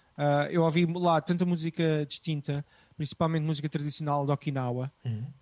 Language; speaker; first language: Portuguese; native; Portuguese